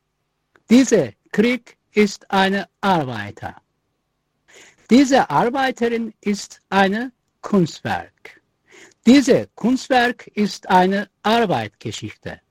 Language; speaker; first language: German; non-native, learner; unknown